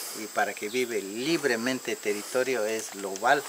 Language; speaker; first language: Spanish; non-native, local second language; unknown